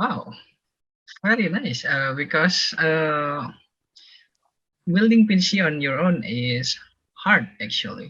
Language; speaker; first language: English; non-native, learner; Indonesian